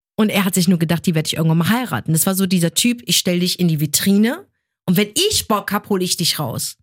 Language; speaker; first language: German; early bilingual, other home language; Arabic